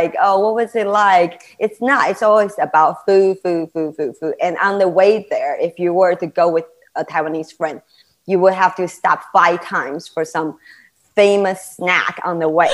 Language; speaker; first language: English; non-native, fluent; Chinese